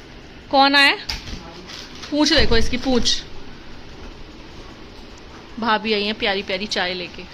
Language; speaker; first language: Hindi; native; Hindi